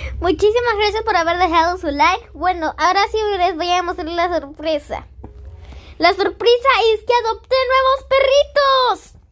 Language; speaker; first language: Spanish; native; Spanish